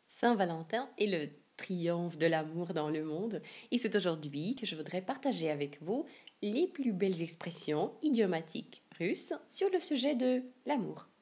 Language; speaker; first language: French; non-native, fluent; Russian